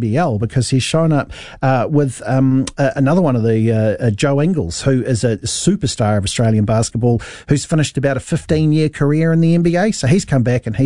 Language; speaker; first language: English; native; English